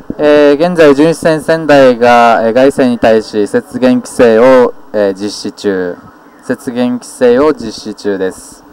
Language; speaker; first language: Japanese; native; Japanese